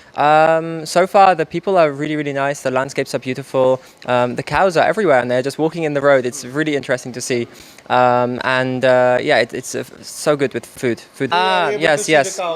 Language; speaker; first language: English; non-native, fluent; Italian